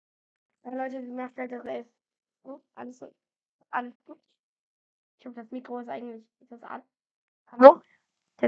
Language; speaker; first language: German; native; German